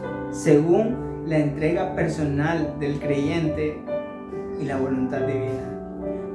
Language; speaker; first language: Spanish; native; Spanish